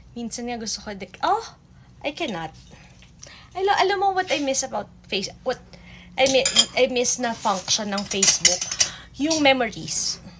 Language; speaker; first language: Filipino; native; Filipino